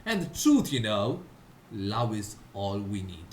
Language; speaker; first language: English; non-native, local second language; Malayalam